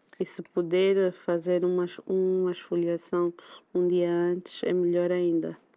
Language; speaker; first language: Portuguese; native; Portuguese